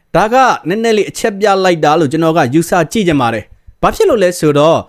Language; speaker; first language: Burmese; native; Burmese